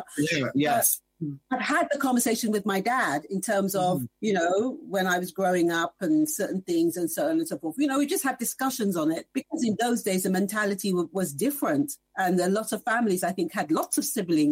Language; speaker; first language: English; native; English